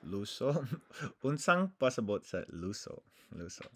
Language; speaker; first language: Cebuano; non-native, learner; English